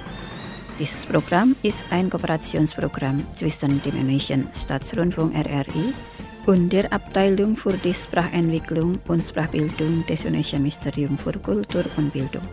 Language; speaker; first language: German; non-native, fluent; Indonesian